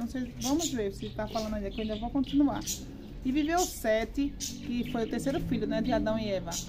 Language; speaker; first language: Portuguese; native; Portuguese